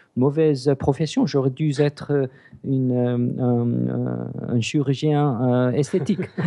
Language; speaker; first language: French; non-native, fluent; Greek